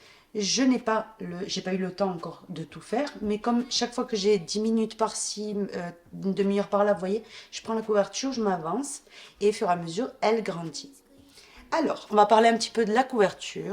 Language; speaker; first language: French; native; French